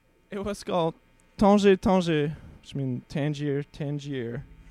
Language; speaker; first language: English; non-native, fluent; French